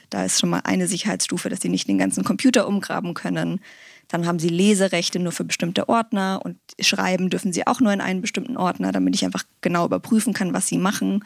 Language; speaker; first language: German; native; German